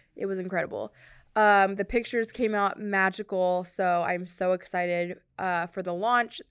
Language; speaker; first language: English; native; English